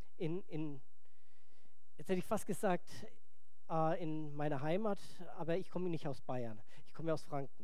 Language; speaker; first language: German; native; German